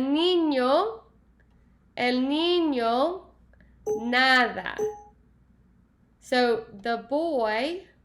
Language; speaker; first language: Spanish; non-native, learner; English